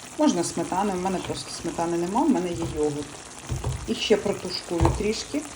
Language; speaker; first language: Ukrainian; non-native, local second language; Russian